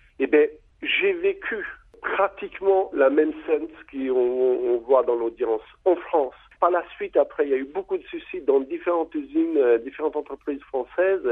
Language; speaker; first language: French; non-native, fluent; Albanian